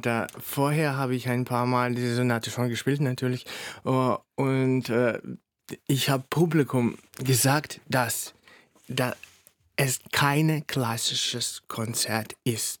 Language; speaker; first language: German; non-native, fluent; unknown